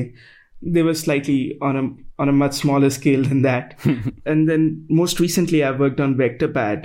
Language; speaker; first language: English; non-native, local second language; Hindi